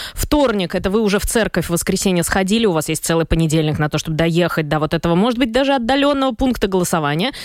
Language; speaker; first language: Russian; native; Russian